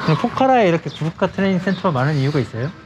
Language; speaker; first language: Korean; native; Korean